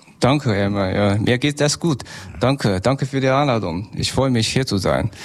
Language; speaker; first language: German; non-native, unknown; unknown